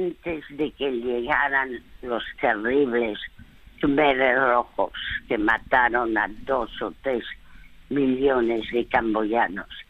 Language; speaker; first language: Spanish; early bilingual, other home language; French